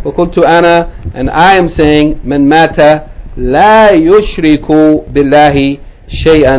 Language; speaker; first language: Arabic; non-native, fluent; English